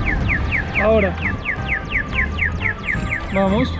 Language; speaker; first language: Spanish; native; Spanish